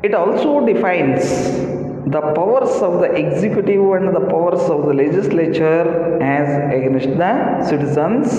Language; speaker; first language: English; non-native, local second language; Kannada